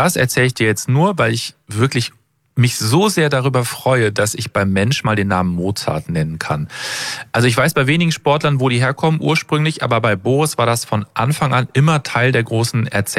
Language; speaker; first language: German; native; German